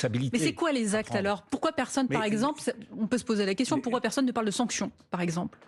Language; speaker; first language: French; native; French